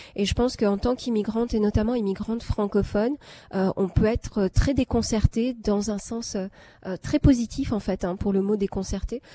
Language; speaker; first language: French; non-native, local second language; Arabic